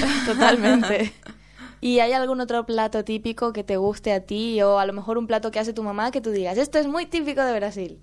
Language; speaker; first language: Spanish; native; Spanish